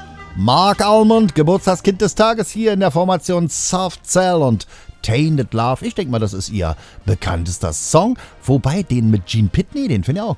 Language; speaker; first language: German; native; German